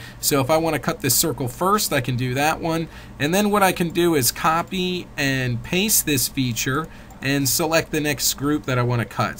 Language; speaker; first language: English; native; English